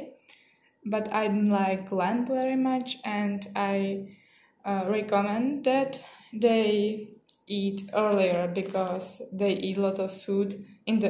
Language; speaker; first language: English; non-native, learner; Czech